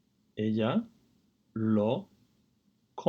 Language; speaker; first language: Spanish; non-native, fluent; English